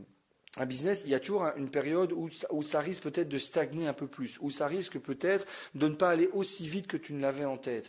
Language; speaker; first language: French; native; French